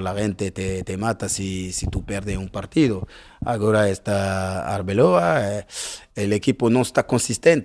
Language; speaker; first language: Spanish; non-native, learner; French